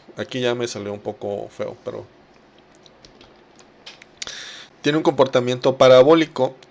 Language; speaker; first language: Spanish; native; Spanish